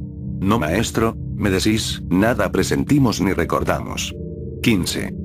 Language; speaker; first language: Spanish; native; Spanish